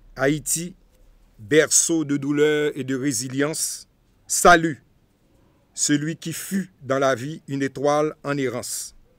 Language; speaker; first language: French; non-native, local second language; Haitian Creole